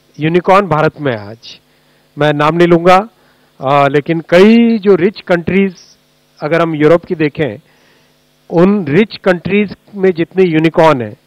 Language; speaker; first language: Hindi; native; Hindi